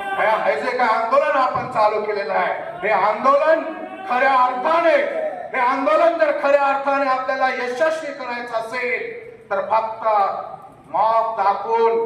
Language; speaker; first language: Marathi; non-native, local second language; Lambadi